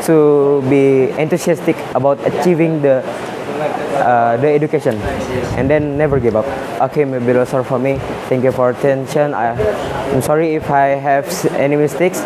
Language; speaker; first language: English; non-native, learner; Indonesian